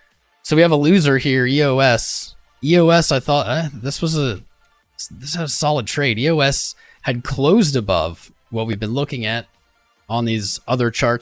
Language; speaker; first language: English; native; English